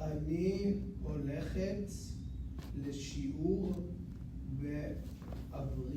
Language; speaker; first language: Hebrew; non-native, learner; English